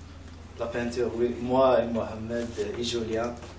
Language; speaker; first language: French; non-native, learner; Arabic